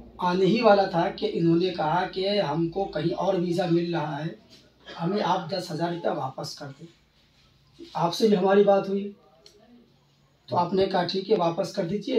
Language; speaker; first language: Hindi; native; Hindi